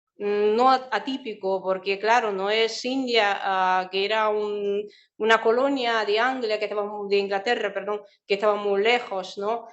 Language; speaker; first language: Spanish; non-native, fluent; Russian